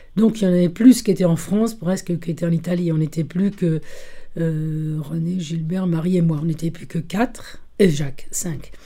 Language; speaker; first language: French; early bilingual, other home language; Italian